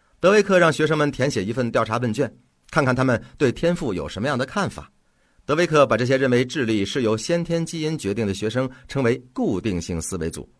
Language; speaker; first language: Chinese; native; Chinese